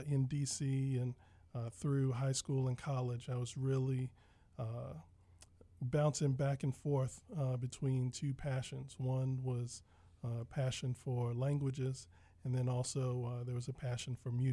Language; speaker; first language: English; native; English